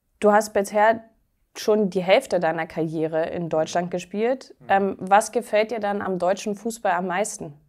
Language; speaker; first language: German; native; German